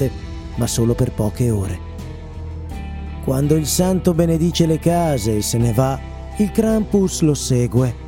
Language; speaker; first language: Italian; native; Italian